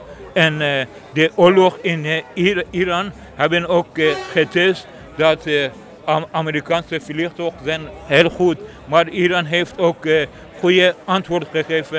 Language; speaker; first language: Dutch; non-native, learner; Persian